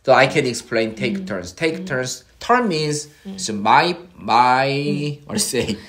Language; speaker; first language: English; non-native, fluent; Korean